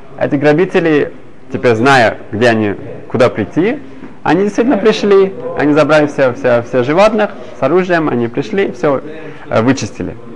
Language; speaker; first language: Russian; early bilingual, heritage; Hebrew